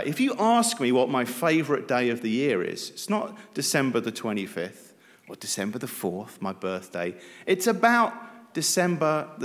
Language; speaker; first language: English; native; English